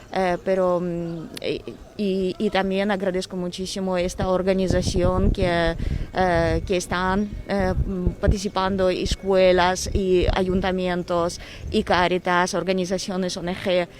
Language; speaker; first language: Spanish; non-native, fluent; Ukrainian